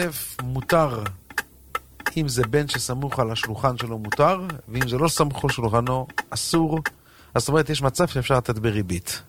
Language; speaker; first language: Hebrew; native; Hebrew